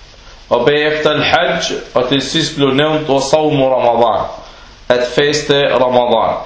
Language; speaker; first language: Danish; non-native, local second language; Arabic